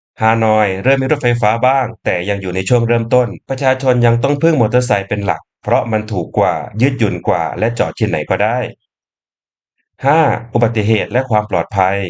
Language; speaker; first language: Thai; native; Thai